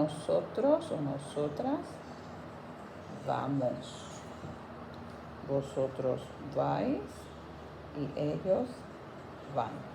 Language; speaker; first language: Spanish; non-native, fluent; English